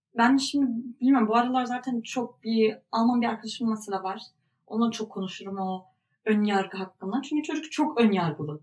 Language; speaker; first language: Turkish; early bilingual, heritage; Turkish